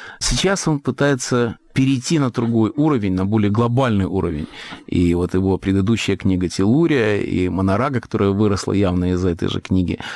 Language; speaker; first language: Russian; native; Russian